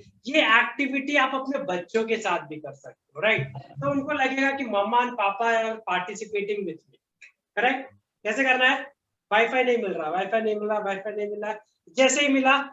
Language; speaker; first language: Hindi; native; Hindi